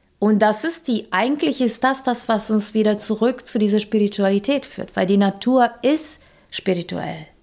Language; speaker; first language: German; non-native, fluent; Serbian